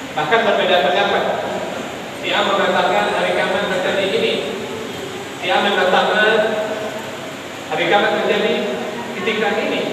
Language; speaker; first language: Indonesian; native; Indonesian